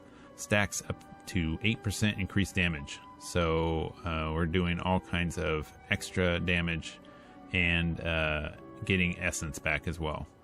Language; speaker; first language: English; native; English